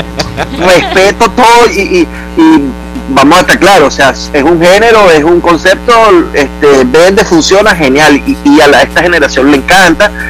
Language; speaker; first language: Spanish; native; Spanish